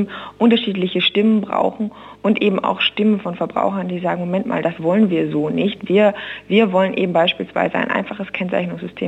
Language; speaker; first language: German; native; German